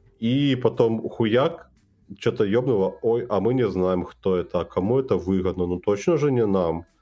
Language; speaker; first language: Russian; native; Russian